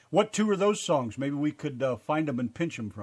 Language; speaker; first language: English; native; English